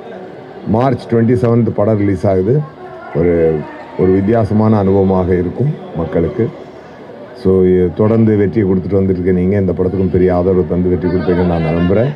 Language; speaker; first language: Tamil; native; Tamil